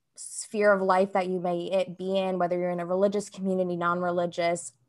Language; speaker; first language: English; native; English